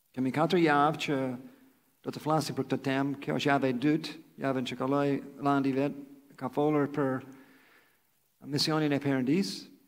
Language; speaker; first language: Albanian; non-native, fluent; English